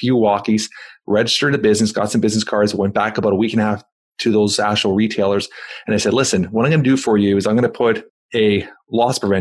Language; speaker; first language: English; native; English